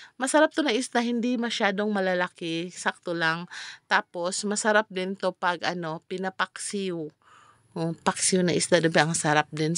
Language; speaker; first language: Filipino; non-native, local second language; Cebuano